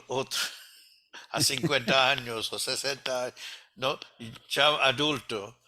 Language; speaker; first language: Portuguese; non-native, fluent; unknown